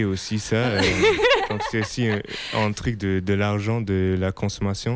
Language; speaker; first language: French; non-native, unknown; German